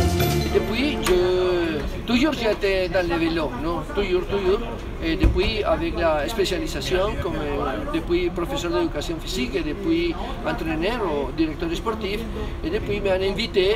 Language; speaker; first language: French; non-native, fluent; Spanish